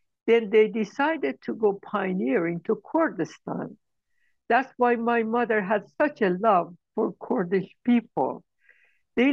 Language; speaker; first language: English; non-native, fluent; Persian